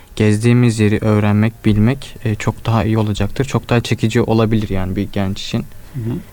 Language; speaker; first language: Turkish; native; Turkish